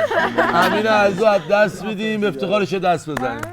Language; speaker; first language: Persian; native; Persian